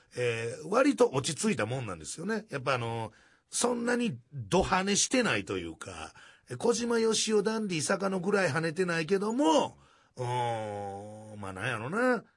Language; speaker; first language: Japanese; native; Japanese